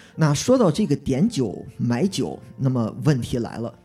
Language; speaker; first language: Chinese; native; Chinese